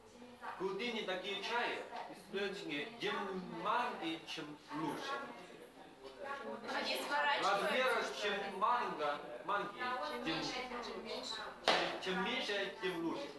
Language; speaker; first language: Russian; non-native, learner; Chinese